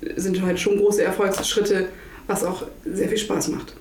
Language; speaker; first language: German; native; German